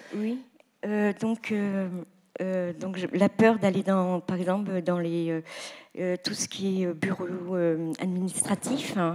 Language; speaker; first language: French; native; French